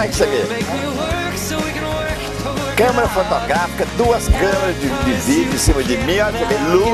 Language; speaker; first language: Portuguese; native; Portuguese